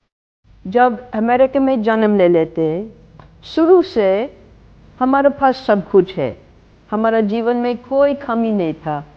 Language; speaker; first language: Hindi; non-native, fluent; English